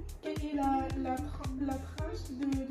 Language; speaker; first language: French; non-native, learner; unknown